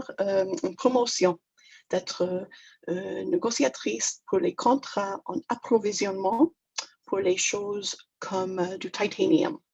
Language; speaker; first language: French; non-native, fluent; English